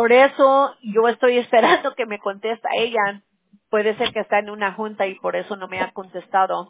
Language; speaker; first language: Spanish; early bilingual, heritage; Spanish